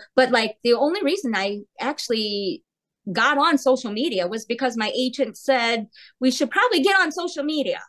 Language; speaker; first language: English; early bilingual, heritage; Korean